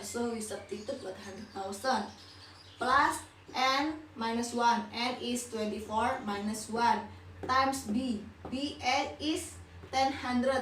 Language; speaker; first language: English; non-native, learner; Indonesian